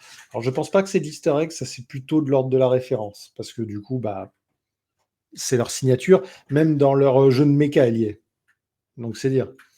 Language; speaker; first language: French; native; French